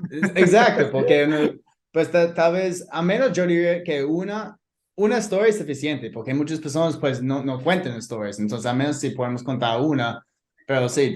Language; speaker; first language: Spanish; non-native, fluent; English